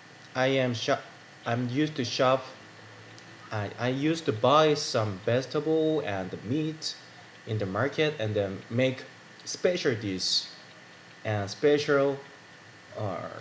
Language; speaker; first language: English; non-native, learner; Korean